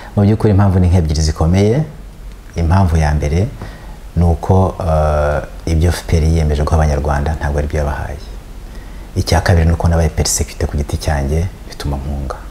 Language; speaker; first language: Kinyarwanda; early bilingual, heritage; Kinyarwanda